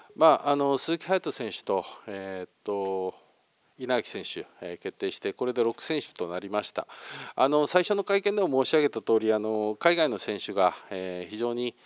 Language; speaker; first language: Japanese; native; Japanese